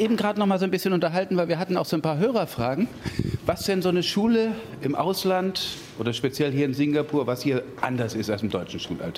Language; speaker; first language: German; native; German